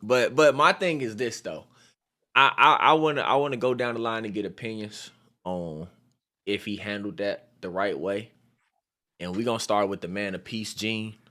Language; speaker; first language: English; native; English